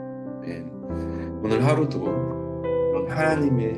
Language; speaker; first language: Korean; native; Korean